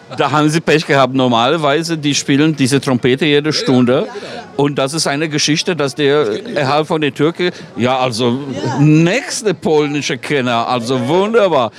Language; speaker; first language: German; non-native, fluent; Polish